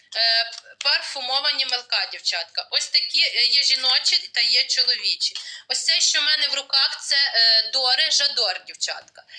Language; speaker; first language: Ukrainian; native; Ukrainian